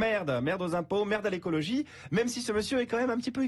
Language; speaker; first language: French; native; French